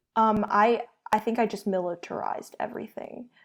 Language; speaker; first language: English; early bilingual, other home language; Chinese